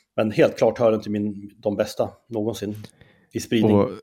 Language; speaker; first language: Swedish; native; Swedish